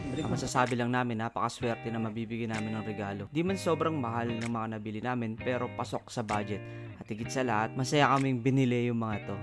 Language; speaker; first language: Filipino; native; Filipino